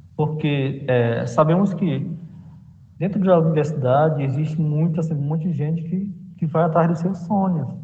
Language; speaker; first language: Portuguese; non-native, local second language; Kayapó